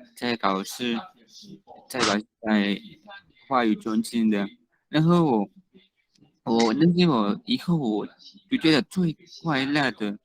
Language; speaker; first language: Chinese; non-native, learner; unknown